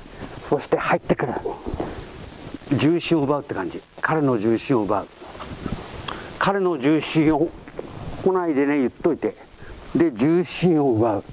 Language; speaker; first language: Japanese; native; Japanese